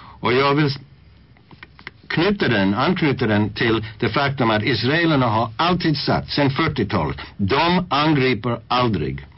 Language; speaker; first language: Swedish; non-native, fluent; English